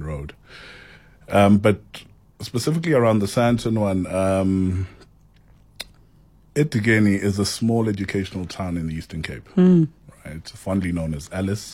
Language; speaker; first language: English; non-native, local second language; Xhosa